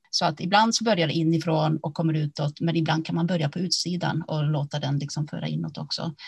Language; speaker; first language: Swedish; early bilingual, other home language; Finnish